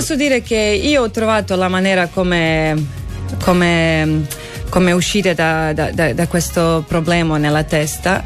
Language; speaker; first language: Italian; non-native, learner; Croatian